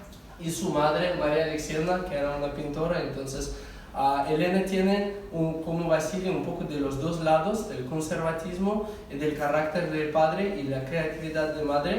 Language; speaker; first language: Spanish; non-native, fluent; Russian